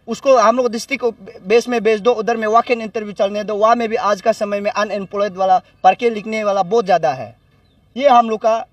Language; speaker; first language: Hindi; non-native, local second language; Nyishi